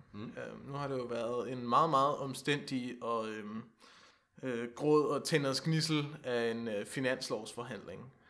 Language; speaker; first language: Danish; native; Danish